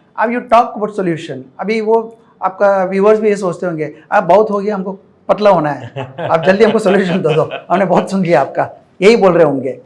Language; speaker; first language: Hindi; non-native, local second language; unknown